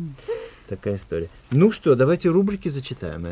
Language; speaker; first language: Russian; native; Russian